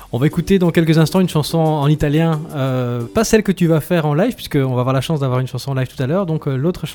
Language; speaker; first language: French; native; French